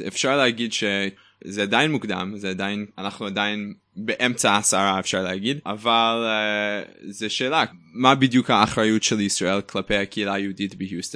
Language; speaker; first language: Hebrew; non-native, fluent; English